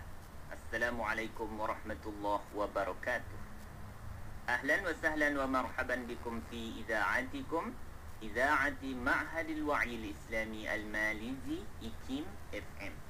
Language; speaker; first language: Arabic; non-native, fluent; Malay